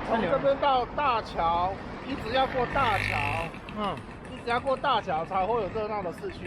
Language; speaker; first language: Chinese; native; Chinese